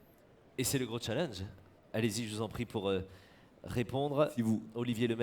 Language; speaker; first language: French; native; French